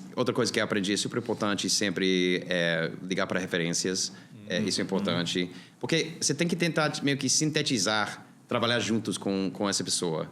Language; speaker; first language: Portuguese; non-native, fluent; English